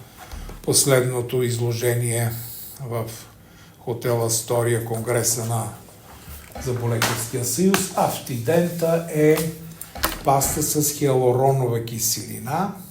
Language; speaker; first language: Bulgarian; native; Bulgarian